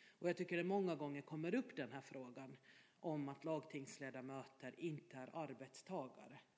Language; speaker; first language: Swedish; native; Swedish